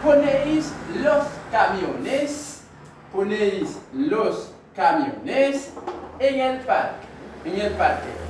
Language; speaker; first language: Spanish; non-native, learner; Haitian Creole